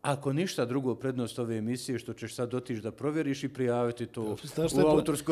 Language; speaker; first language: Serbian; native; Serbian